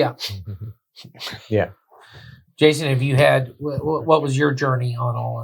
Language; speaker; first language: English; native; English